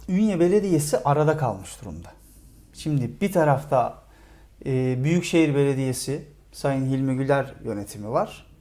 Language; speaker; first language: Turkish; native; Turkish